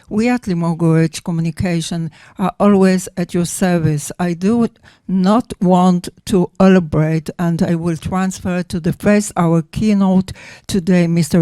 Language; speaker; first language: English; non-native, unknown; Hebrew